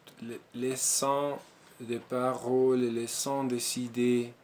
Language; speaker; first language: French; non-native, learner; Spanish